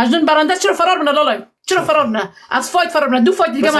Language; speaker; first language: Persian; native; Persian